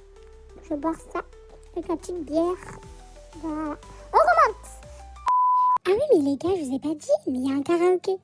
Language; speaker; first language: French; native; French